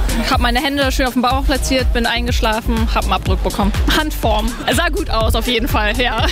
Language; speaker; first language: German; native; German